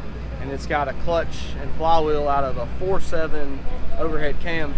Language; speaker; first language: English; native; English